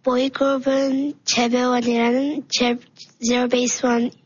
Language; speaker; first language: Korean; early bilingual, heritage; Korean